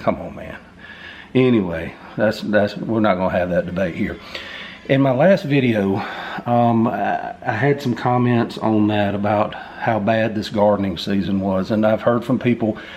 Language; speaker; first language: English; native; English